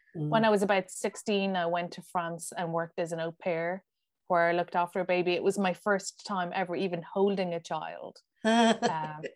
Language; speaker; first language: English; native; English